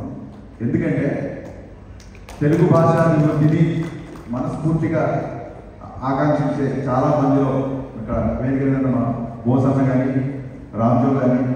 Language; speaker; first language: Telugu; native; Telugu